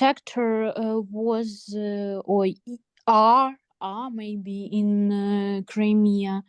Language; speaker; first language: English; non-native, learner; Ukrainian